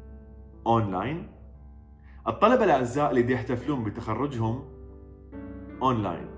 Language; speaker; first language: Arabic; native; Arabic